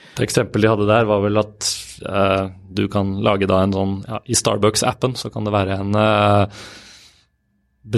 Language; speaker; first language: Norwegian; native; Norwegian